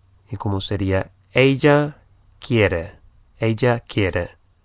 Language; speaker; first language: Spanish; native; Spanish